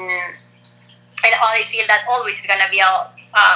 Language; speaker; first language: English; non-native, fluent; Spanish